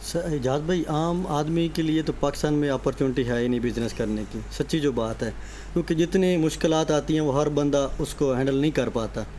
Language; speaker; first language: Urdu; non-native, local second language; Punjabi